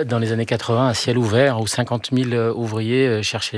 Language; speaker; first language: French; native; French